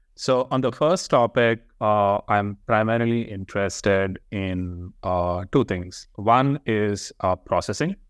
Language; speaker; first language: English; non-native, local second language; Telugu